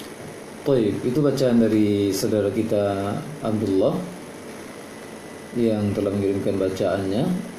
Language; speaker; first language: Indonesian; native; Indonesian